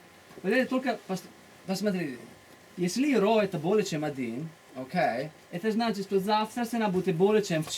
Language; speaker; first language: Russian; non-native, fluent; Italian